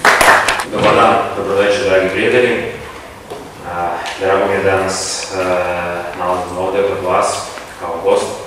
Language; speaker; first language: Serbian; non-native, fluent; Russian